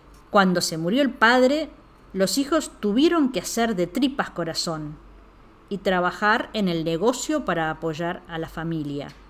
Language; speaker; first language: Spanish; native; Spanish